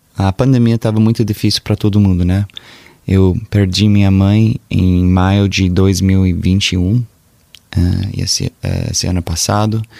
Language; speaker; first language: Portuguese; early bilingual, heritage; Portuguese